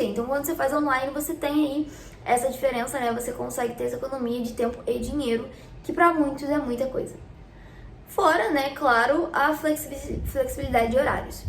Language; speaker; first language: Portuguese; native; Portuguese